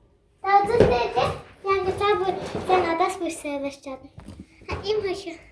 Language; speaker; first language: Mongolian; early bilingual, heritage; Mongolian